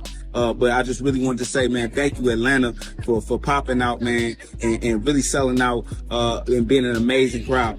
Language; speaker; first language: English; native; English